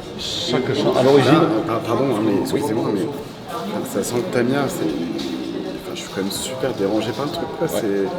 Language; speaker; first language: French; native; French